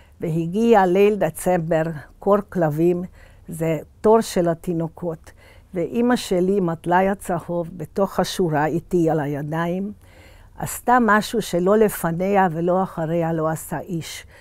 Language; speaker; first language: Hebrew; early bilingual, other home language; Hungarian